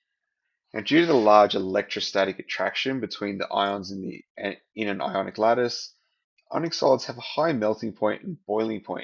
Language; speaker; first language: English; native; English